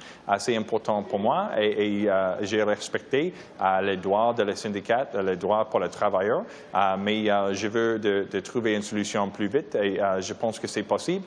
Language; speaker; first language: French; non-native, learner; English